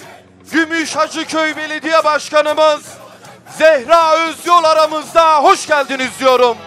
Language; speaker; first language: Turkish; native; Turkish